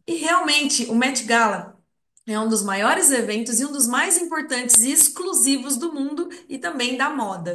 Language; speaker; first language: Portuguese; native; Portuguese